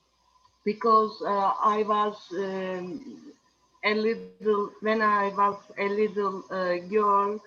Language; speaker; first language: English; non-native, learner; Turkish